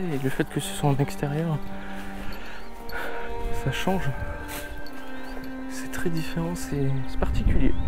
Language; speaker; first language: French; native; French